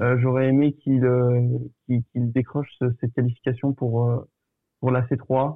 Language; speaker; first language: French; early bilingual, other home language; Portuguese